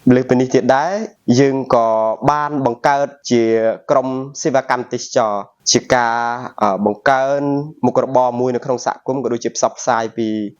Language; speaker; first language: Khmer; non-native, local second language; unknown